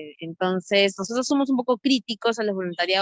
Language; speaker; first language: Spanish; native; Spanish